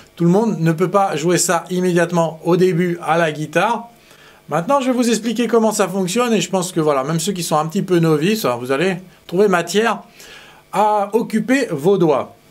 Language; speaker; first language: French; native; French